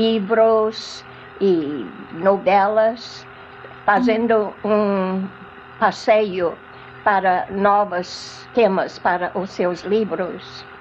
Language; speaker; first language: Portuguese; non-native, fluent; English